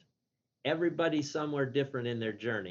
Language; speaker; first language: English; native; English